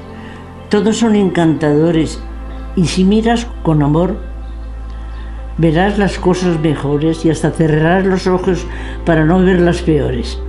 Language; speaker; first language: Spanish; non-native, local second language; Catalan